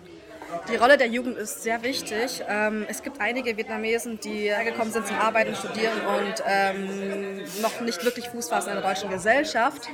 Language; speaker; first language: German; early bilingual, other home language; Vietnamese